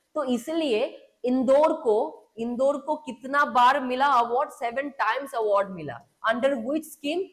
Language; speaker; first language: Hindi; non-native, local second language; Bangla